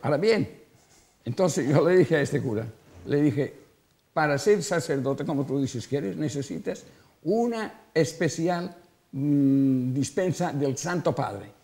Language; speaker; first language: Spanish; non-native, local second language; Catalan